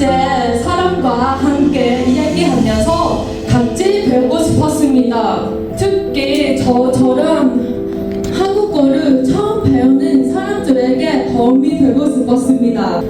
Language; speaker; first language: Korean; non-native, learner; Vietnamese